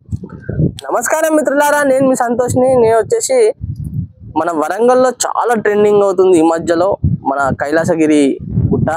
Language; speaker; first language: Telugu; native; Telugu